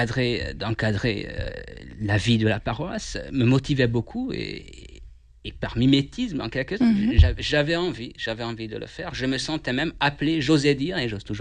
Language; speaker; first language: French; non-native, fluent; Hungarian